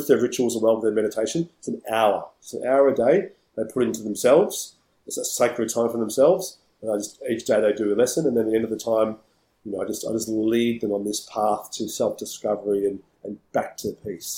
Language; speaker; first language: English; native; English